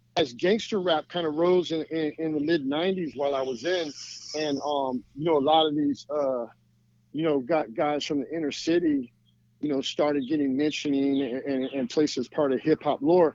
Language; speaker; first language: English; native; English